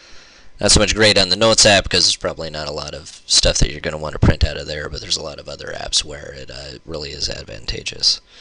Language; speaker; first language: English; native; English